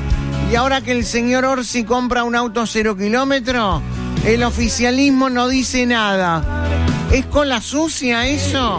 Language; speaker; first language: Spanish; native; Spanish